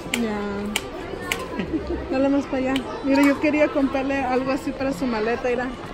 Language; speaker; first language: Spanish; early bilingual, heritage; Spanish